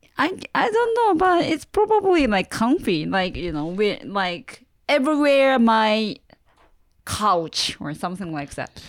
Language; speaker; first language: English; non-native, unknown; Japanese